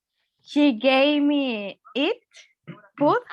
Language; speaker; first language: English; non-native, learner; Spanish